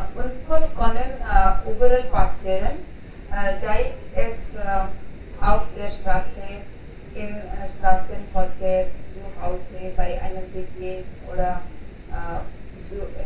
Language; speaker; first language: German; non-native, learner; Hindi